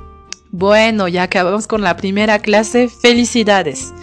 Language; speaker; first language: Spanish; non-native, fluent; French